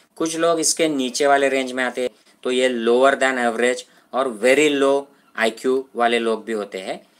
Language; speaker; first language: Hindi; non-native, local second language; Marathi